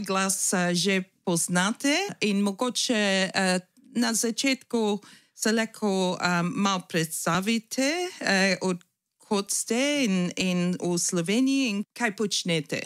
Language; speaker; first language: Slovenian; early bilingual, heritage; Slovenian